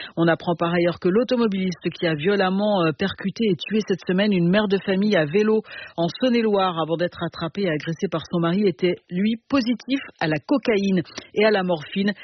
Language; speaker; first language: French; native; French